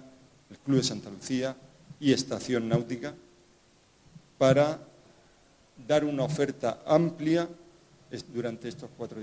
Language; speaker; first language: Spanish; native; Spanish